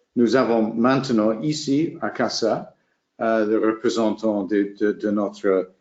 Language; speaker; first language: French; non-native, fluent; English